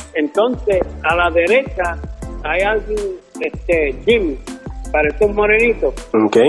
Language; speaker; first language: Spanish; early bilingual, heritage; Spanish